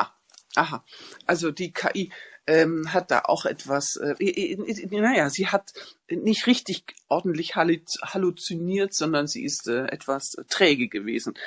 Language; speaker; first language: German; native; German